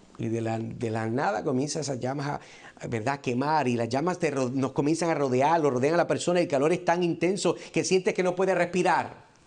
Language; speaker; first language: Spanish; early bilingual, heritage; Spanish